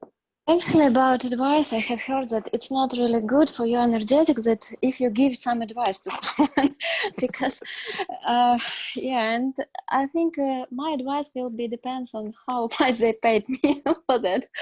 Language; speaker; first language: English; non-native, learner; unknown